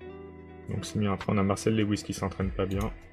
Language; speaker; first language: French; native; French